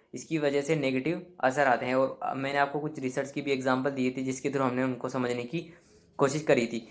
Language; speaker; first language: Hindi; native; Hindi